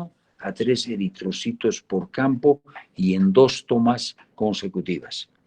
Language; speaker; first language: Spanish; native; Spanish